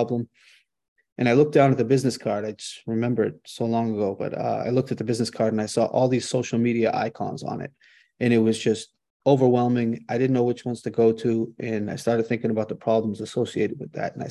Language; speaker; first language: English; native; English